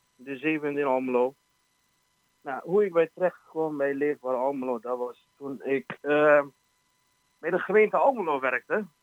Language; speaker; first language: Dutch; non-native, fluent; Arabic